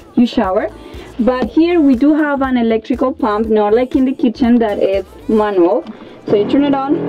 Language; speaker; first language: English; non-native, fluent; Spanish